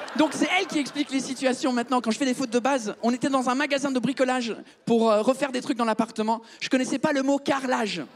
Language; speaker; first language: French; early bilingual, other home language; English